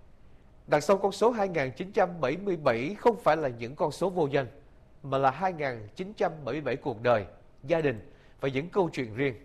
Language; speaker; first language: Vietnamese; native; Vietnamese